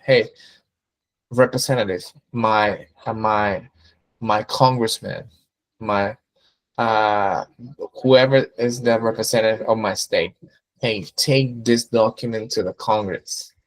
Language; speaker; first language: English; non-native, fluent; Spanish